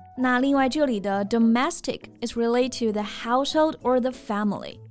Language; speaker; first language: English; non-native, fluent; Chinese